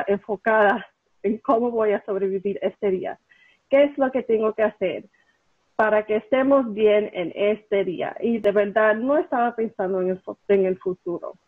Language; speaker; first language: Spanish; early bilingual, heritage; Spanish